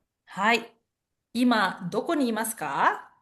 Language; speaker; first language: Japanese; non-native, fluent; Indonesian